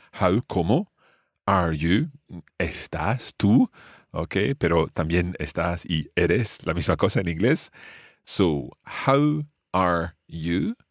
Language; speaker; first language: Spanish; non-native, fluent; English